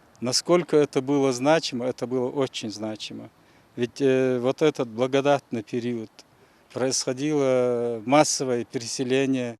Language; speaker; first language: Russian; non-native, local second language; Ingush